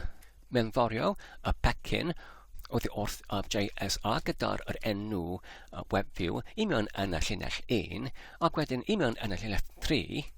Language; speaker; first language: Welsh; non-native, learner; English